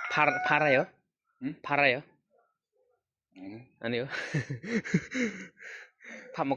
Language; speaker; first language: Korean; non-native, learner; Khmer